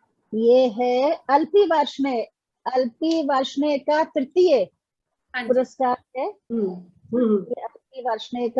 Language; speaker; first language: Hindi; native; Hindi